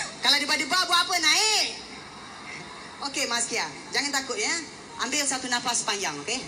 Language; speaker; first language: Malay; native; Malay